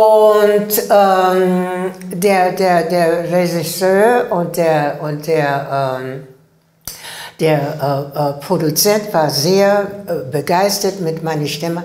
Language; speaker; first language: German; non-native, learner; English